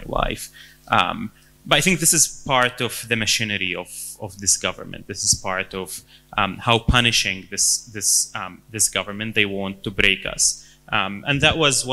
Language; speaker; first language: English; non-native, fluent; Arabic